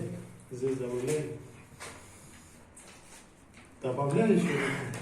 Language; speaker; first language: Russian; non-native, local second language; Tajik